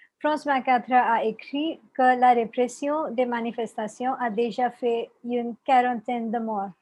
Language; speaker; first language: French; non-native, fluent; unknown